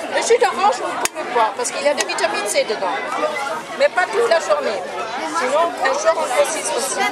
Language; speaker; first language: French; non-native, fluent; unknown